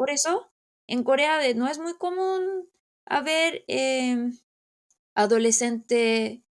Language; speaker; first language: Spanish; non-native, fluent; Korean